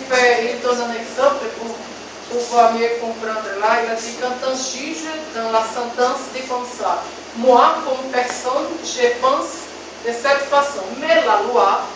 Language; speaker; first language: French; non-native, fluent; Portuguese